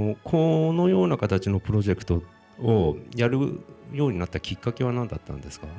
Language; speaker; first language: Japanese; native; Japanese